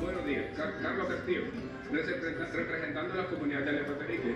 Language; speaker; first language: Spanish; native; Spanish